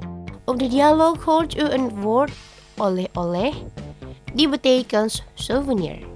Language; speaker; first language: Dutch; non-native, learner; Indonesian